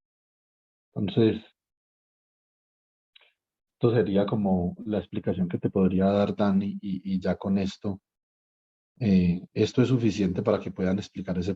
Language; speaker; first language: Spanish; native; Spanish